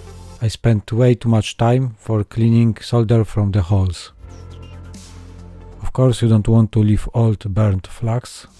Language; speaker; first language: English; non-native, fluent; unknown